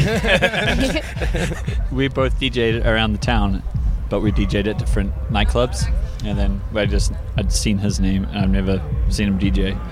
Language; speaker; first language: English; native; English